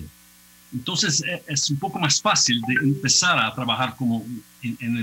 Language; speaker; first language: Spanish; non-native, fluent; Portuguese